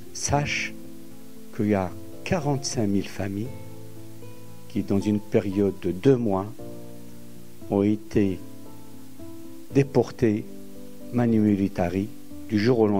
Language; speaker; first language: French; non-native, local second language; Arabic